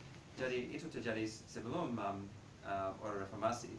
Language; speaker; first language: Indonesian; non-native, fluent; English